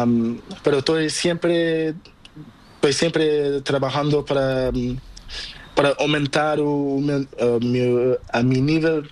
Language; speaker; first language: Spanish; non-native, learner; Portuguese